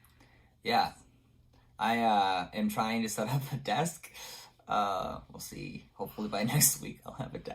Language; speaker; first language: English; native; English